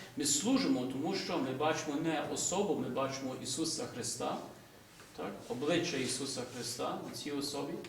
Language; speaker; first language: Ukrainian; early bilingual, heritage; Ukrainian